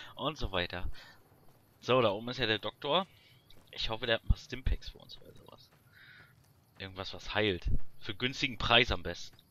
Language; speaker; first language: German; native; German